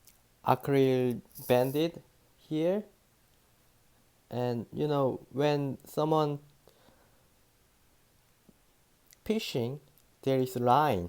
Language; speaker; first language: English; non-native, learner; Korean